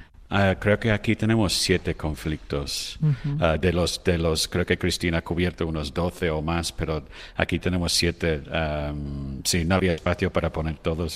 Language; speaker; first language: Spanish; non-native, fluent; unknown